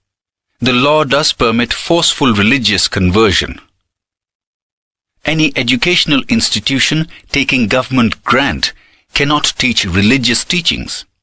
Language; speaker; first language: English; non-native, local second language; Gujarati